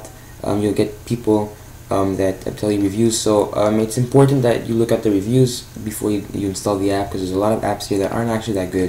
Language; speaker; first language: English; native; English